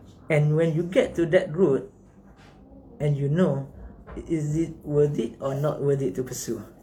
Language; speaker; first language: English; non-native, local second language; Malay